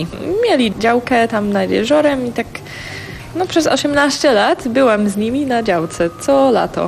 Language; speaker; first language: Polish; non-native, fluent; English